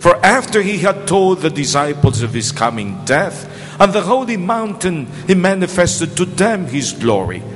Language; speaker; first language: English; non-native, local second language; Filipino